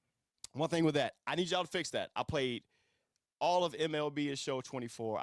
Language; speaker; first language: English; native; English